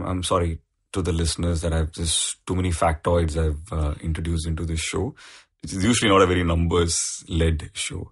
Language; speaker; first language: English; non-native, local second language; Tamil